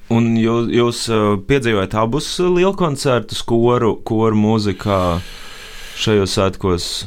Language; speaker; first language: Latvian; native; Latvian